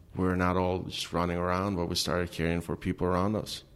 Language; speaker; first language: English; non-native, fluent; Albanian